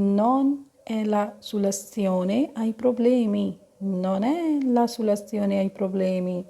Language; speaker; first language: Italian; non-native, fluent; Punjabi